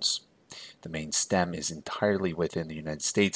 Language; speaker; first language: English; native; English